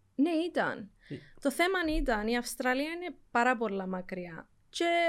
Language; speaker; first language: Greek; early bilingual, heritage; Greek